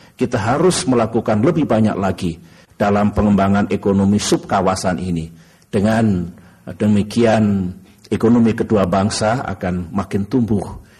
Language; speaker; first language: Indonesian; native; Indonesian